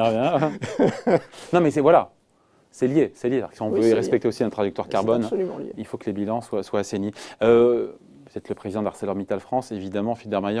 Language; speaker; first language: French; native; French